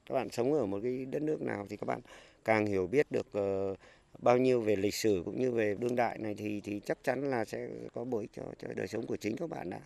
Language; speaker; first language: Vietnamese; native; Vietnamese